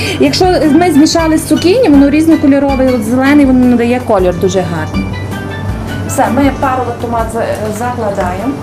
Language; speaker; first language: Ukrainian; native; Ukrainian